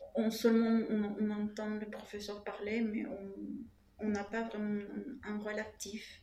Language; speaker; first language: French; non-native, fluent; Spanish